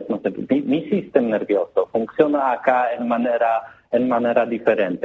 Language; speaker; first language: Spanish; non-native, learner; Polish